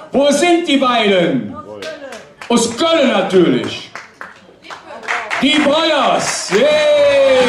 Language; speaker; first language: German; native; German